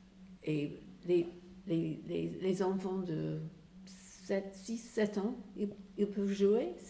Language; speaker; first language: French; non-native, fluent; English